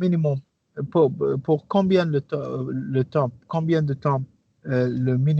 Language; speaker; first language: French; non-native, learner; English